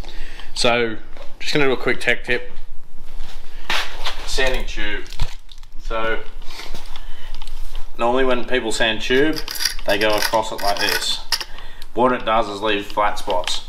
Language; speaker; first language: English; native; English